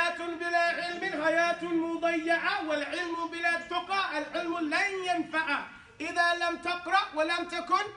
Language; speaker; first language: Arabic; non-native, fluent; English